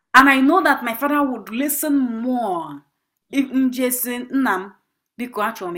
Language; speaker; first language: English; non-native, local second language; Igbo